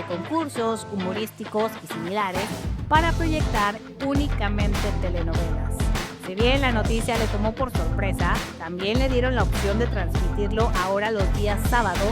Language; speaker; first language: Spanish; native; Spanish